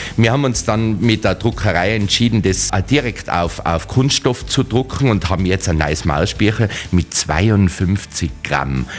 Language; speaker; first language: German; native; German